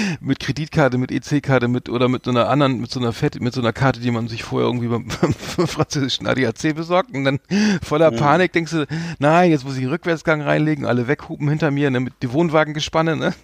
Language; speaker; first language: German; native; German